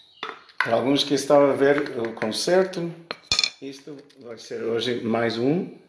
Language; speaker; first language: Portuguese; early bilingual, heritage; Portuguese